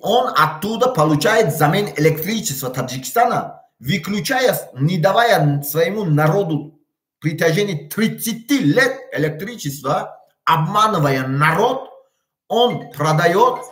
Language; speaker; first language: Russian; non-native, local second language; Tajik